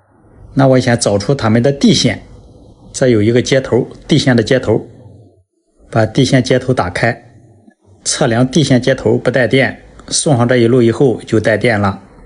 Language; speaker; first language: Chinese; native; Chinese